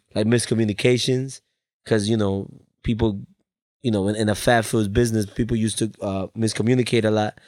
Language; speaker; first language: English; early bilingual, other home language; Spanish